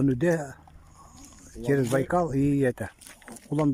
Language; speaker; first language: Russian; non-native, local second language; Yakut